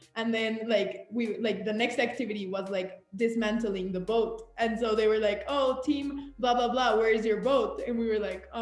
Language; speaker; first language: English; early bilingual, other home language; Spanish